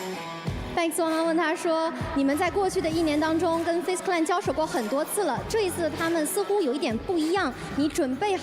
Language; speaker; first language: Chinese; native; Chinese